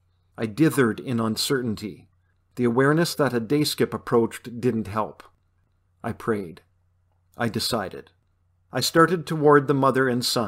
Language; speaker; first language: English; native; English